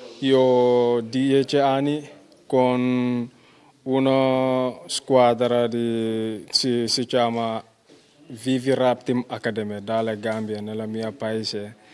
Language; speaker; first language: Italian; non-native, learner; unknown